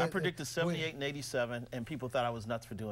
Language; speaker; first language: English; native; English